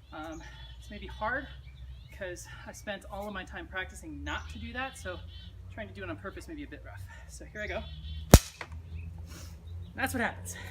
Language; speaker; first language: English; native; English